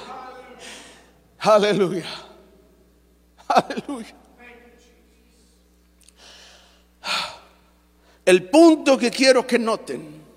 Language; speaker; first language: English; non-native, fluent; Spanish